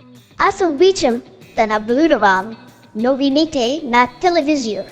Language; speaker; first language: Bulgarian; non-native, learner; Chinese